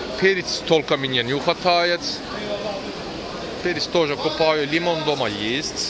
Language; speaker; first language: Russian; non-native, learner; Turkish